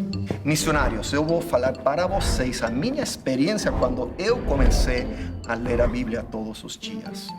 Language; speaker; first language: Portuguese; non-native, fluent; English